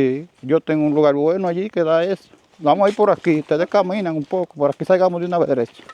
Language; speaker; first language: Spanish; native; Spanish